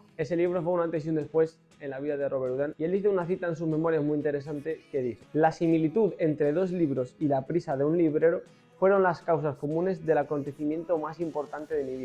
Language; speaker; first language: Spanish; native; Spanish